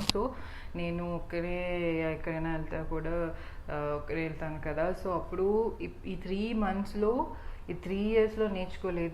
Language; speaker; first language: Telugu; non-native, learner; Tamil